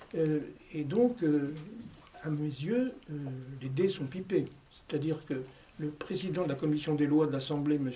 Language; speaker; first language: French; native; French